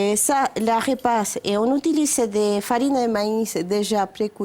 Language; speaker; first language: French; non-native, learner; Spanish